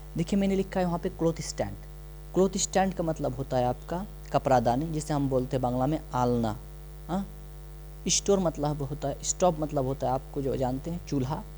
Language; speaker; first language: Hindi; non-native, local second language; Bangla